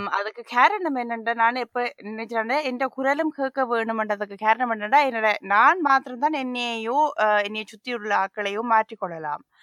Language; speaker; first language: Tamil; early bilingual, heritage; Tamil